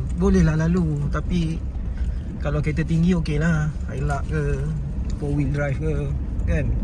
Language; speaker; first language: Malay; native; Malay